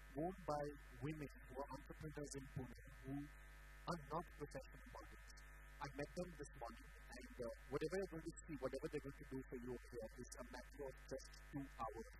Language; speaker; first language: English; non-native, local second language; Marathi